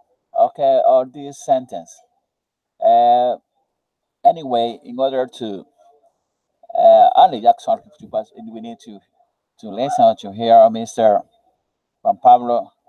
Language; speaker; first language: English; non-native, learner; Spanish